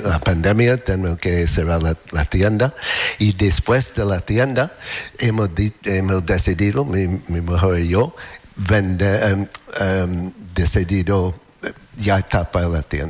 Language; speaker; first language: Spanish; non-native, learner; English